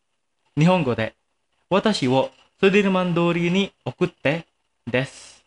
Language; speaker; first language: Japanese; non-native, fluent; Indonesian